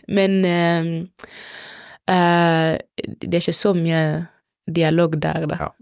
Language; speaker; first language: Norwegian; non-native, fluent; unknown